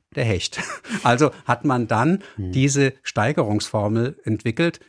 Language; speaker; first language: German; native; German